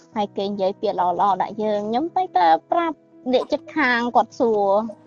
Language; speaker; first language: Khmer; non-native, local second language; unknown